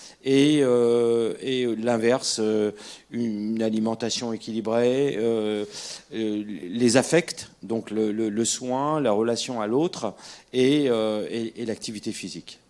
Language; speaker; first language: French; native; French